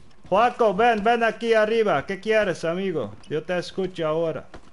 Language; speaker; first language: Spanish; non-native, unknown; Dutch